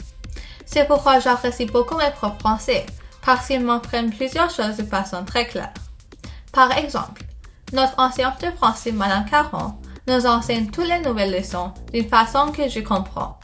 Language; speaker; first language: French; early bilingual, other home language; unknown